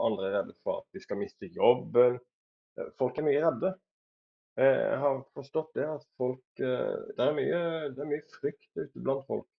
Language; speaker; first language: Norwegian; native; Norwegian